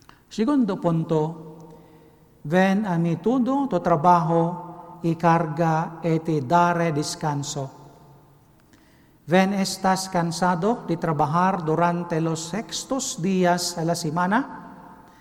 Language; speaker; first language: Spanish; non-native, learner; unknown